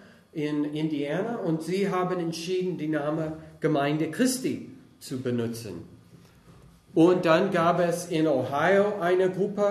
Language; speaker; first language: German; non-native, fluent; English